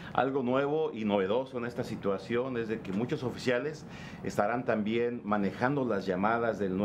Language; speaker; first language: Spanish; native; Spanish